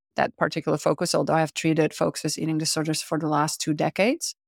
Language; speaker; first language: English; non-native, fluent; Czech